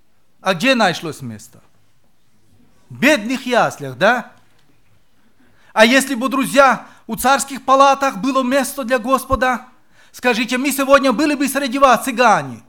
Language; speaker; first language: Russian; non-native, local second language; Romany